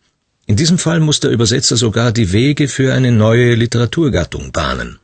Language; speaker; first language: German; native; German